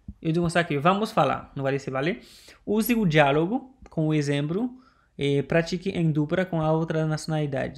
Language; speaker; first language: Portuguese; non-native, learner; Haitian Creole